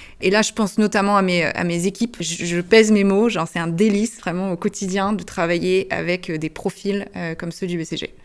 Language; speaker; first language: French; early bilingual, heritage; French